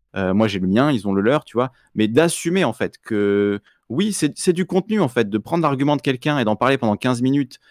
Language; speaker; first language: French; native; French